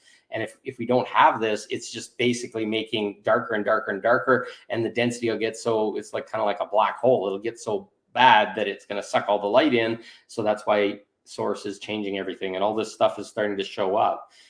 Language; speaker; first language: English; native; English